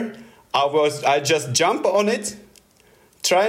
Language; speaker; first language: English; non-native, learner; Russian